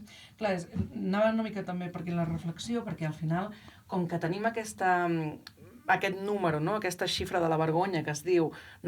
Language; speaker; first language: Catalan; native; Catalan